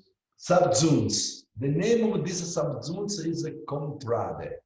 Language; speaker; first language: English; non-native, learner; Italian